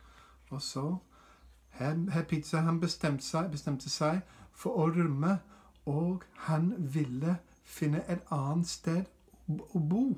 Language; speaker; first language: Norwegian; non-native, fluent; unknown